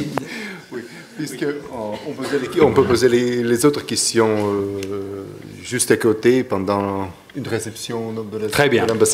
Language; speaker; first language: French; non-native, fluent; Russian